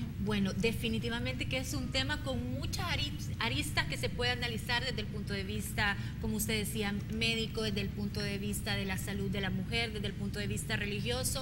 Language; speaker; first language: Spanish; native; Spanish